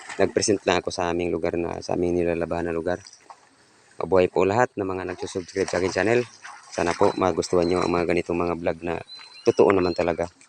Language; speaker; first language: Filipino; non-native, local second language; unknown